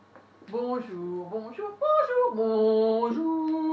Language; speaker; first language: French; non-native, learner; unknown